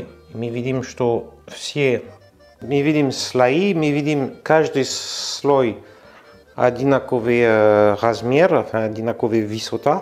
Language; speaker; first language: Russian; non-native, learner; French